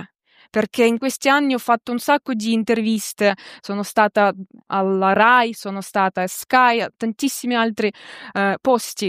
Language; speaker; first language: Italian; non-native, fluent; Ukrainian